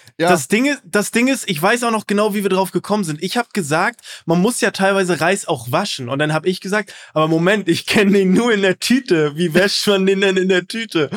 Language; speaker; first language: German; native; German